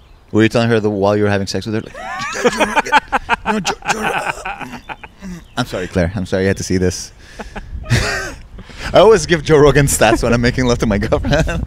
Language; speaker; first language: English; native; English